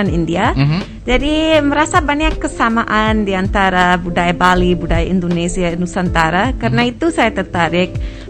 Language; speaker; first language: Indonesian; non-native, fluent; English